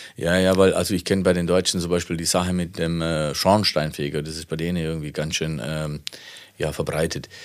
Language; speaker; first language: German; non-native, fluent; Italian